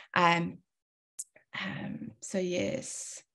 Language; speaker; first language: English; native; English